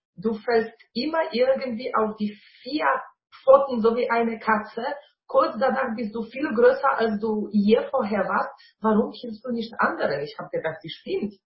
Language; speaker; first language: German; non-native, fluent; Polish